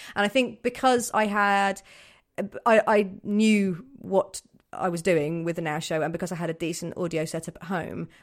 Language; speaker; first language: English; native; English